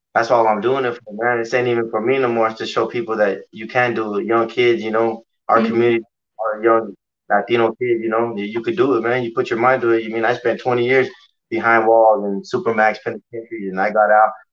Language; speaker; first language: English; native; English